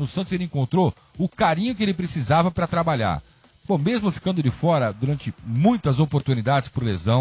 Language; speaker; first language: Portuguese; native; Portuguese